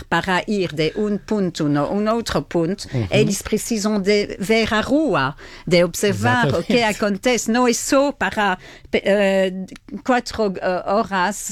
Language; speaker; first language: Portuguese; non-native, fluent; French